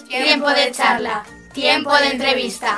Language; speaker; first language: Spanish; native; Spanish